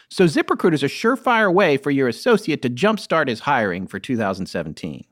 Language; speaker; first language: English; native; English